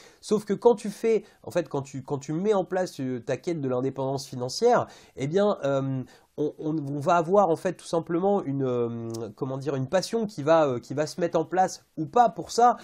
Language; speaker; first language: French; native; French